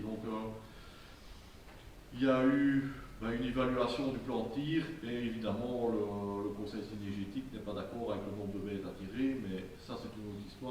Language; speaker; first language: French; native; French